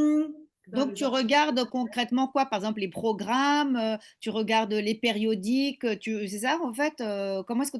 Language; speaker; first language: French; native; French